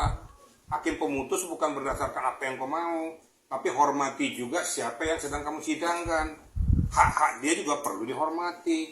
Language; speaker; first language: Indonesian; native; Indonesian